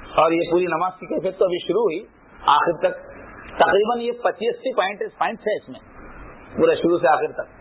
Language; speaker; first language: Urdu; native; Urdu